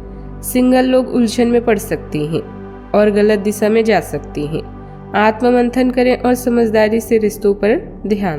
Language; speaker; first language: Hindi; native; Hindi